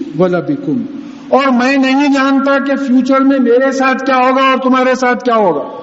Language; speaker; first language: Urdu; native; Urdu